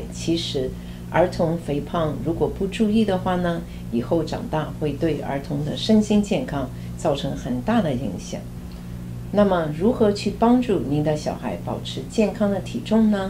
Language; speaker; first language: Chinese; native; Chinese